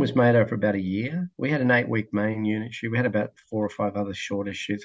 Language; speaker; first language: English; native; English